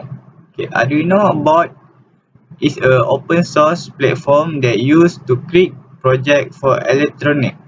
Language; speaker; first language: English; non-native, learner; Malay